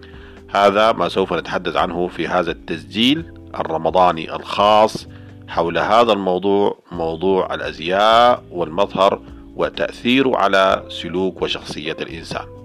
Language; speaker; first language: Arabic; native; Arabic